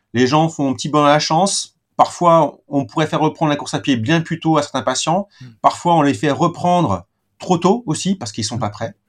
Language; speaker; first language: French; native; French